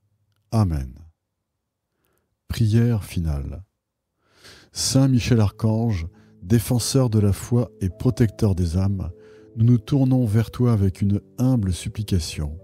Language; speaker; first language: French; native; French